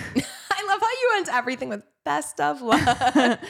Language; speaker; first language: English; native; English